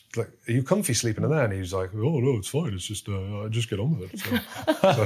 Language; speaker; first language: English; native; English